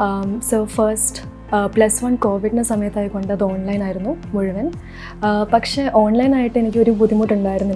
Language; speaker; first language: Malayalam; early bilingual, other home language; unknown